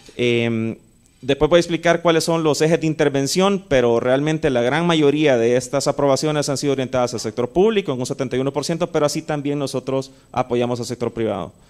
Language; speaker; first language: Spanish; native; Spanish